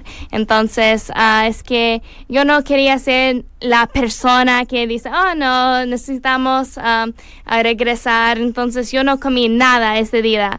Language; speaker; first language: Spanish; non-native, learner; English